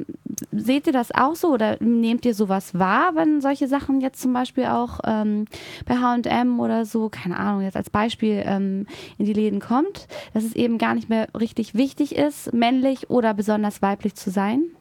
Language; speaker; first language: German; native; German